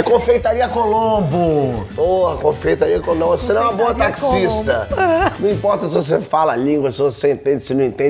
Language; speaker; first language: Portuguese; native; Portuguese